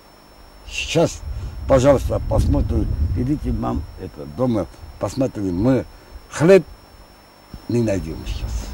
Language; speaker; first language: Russian; non-native, local second language; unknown